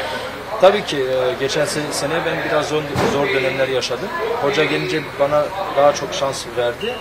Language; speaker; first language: Turkish; early bilingual, heritage; Turkish